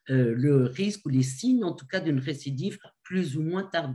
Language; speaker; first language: French; native; French